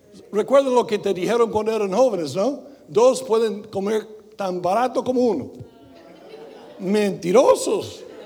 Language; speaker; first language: Spanish; non-native, fluent; English